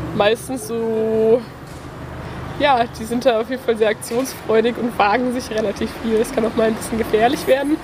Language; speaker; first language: German; native; German